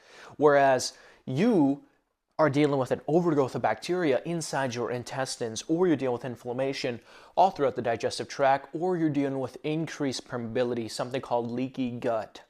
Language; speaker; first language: English; native; English